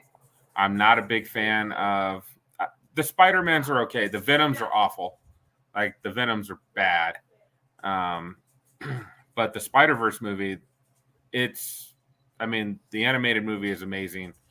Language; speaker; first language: English; native; English